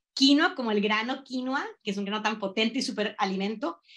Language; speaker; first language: Spanish; native; Spanish